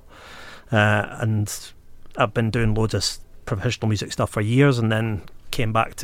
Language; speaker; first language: English; native; English